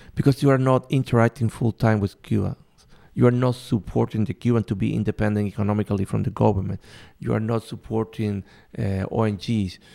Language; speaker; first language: English; non-native, learner; Spanish